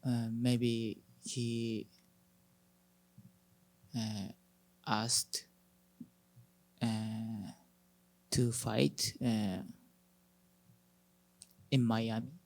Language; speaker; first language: English; non-native, learner; Japanese